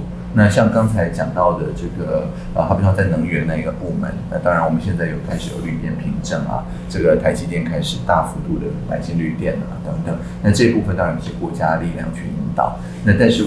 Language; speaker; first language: Chinese; native; Chinese